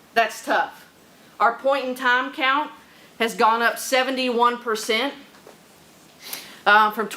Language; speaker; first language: English; native; English